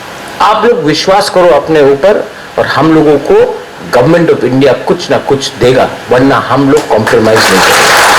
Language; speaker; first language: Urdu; non-native, local second language; Kok Borok